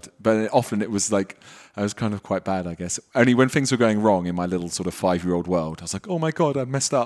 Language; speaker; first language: English; native; English